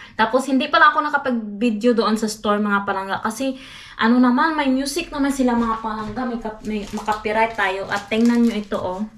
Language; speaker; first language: Filipino; non-native, local second language; Hiligaynon